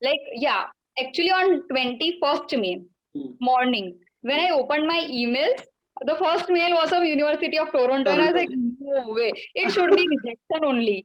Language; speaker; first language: English; non-native, local second language; Gujarati